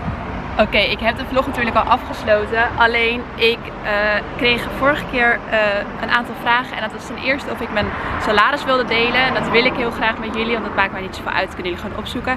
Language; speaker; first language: Dutch; native; Dutch